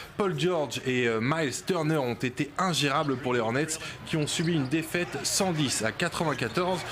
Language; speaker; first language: French; native; French